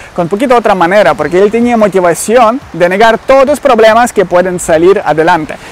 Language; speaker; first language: Spanish; non-native, learner; Ukrainian